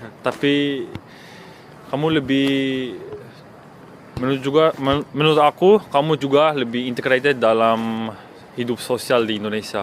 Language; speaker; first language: Indonesian; early bilingual, heritage; Indonesian